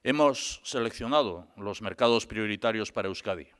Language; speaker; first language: Spanish; native; Spanish